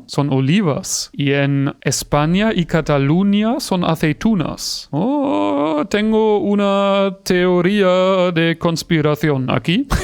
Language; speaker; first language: Spanish; non-native, fluent; German